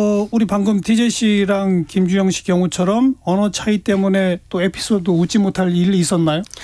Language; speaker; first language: Korean; native; Korean